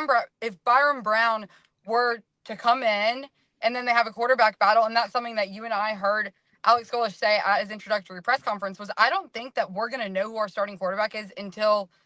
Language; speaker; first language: English; native; English